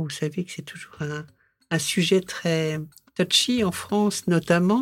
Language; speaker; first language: French; native; French